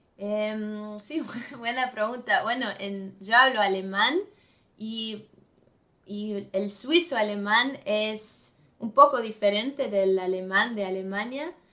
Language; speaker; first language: Spanish; non-native, fluent; Swiss German